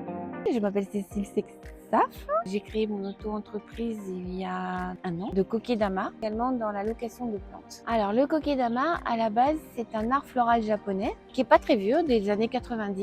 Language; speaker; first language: French; native; French